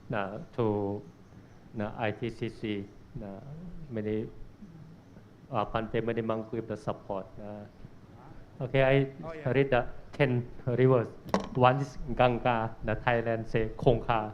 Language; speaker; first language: English; non-native, learner; Thai